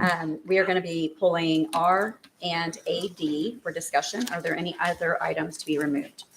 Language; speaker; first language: English; native; English